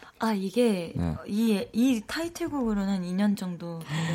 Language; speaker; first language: Korean; native; Korean